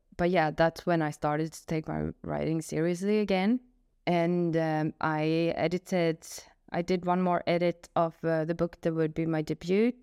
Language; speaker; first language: English; non-native, fluent; Swedish